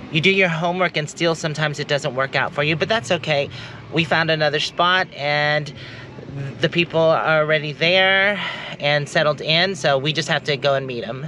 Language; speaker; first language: English; native; English